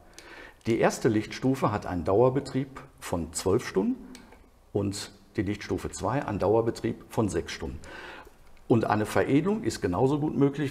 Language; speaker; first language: German; native; German